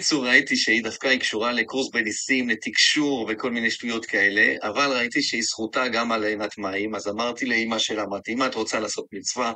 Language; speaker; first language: Hebrew; native; Hebrew